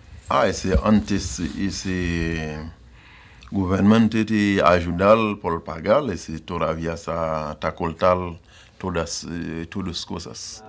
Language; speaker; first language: Spanish; non-native, learner; Haitian Creole